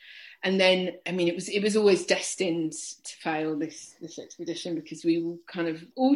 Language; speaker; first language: English; native; English